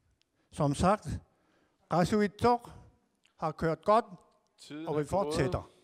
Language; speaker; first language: Danish; non-native, local second language; Kalaallisut